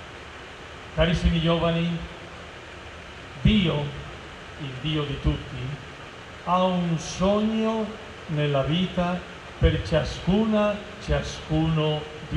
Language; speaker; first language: Italian; non-native, fluent; Spanish